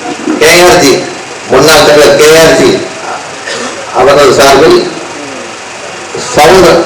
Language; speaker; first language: Tamil; native; Tamil